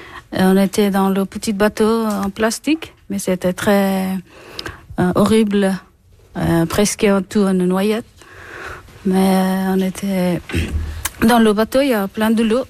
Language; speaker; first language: French; non-native, learner; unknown